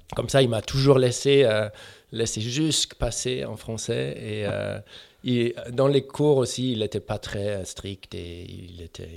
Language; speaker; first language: French; non-native, fluent; German